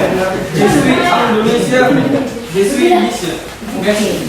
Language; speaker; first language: French; non-native, learner; Indonesian